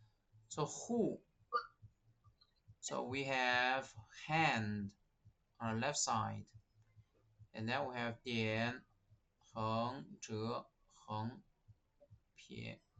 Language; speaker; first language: English; non-native, fluent; Chinese